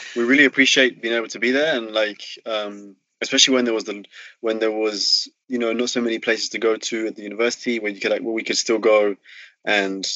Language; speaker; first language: English; native; English